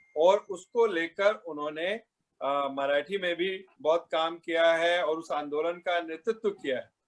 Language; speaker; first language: Hindi; native; Hindi